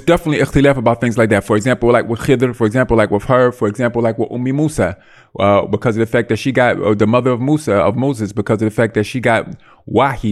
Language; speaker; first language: English; native; English